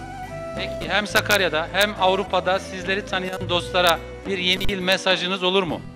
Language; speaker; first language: Turkish; native; Turkish